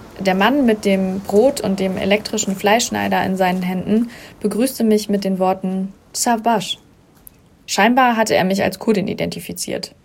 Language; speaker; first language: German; native; German